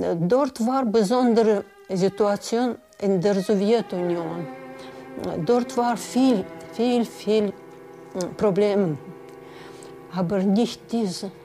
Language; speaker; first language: German; non-native, learner; Russian